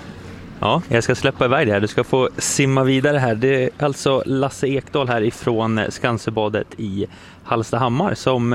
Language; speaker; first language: Swedish; native; Swedish